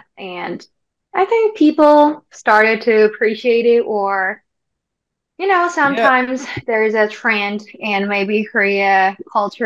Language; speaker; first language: English; non-native, fluent; Korean